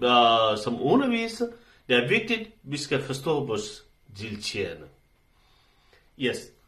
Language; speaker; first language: Danish; non-native, learner; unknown